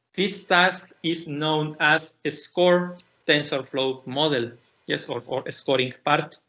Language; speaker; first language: English; non-native, fluent; Spanish